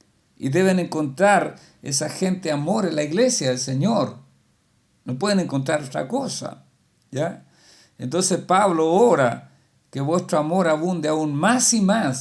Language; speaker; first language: Spanish; native; Spanish